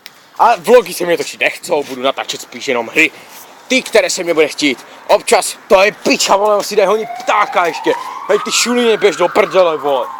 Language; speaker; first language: Czech; native; Czech